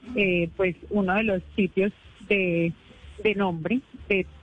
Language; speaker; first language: Spanish; native; Spanish